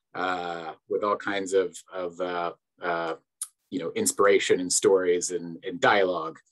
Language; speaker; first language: English; native; English